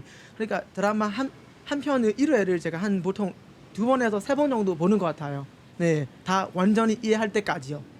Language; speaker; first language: Korean; non-native, fluent; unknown